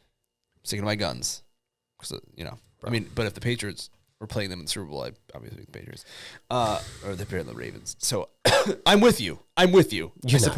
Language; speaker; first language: English; native; English